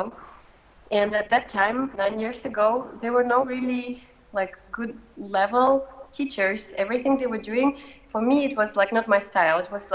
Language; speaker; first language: English; non-native, fluent; Russian